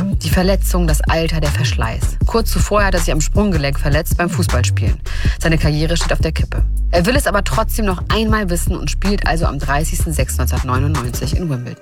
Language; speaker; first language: German; native; German